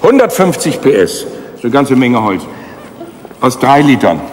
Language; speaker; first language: German; native; German